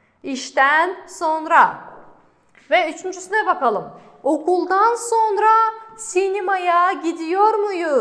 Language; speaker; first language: Turkish; non-native, fluent; Kazakh